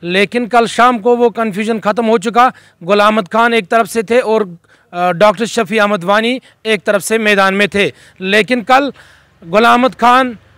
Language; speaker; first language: Hindi; non-native, local second language; Kashmiri